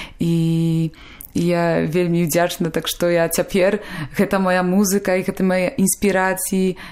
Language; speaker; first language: Belarusian; non-native, local second language; Polish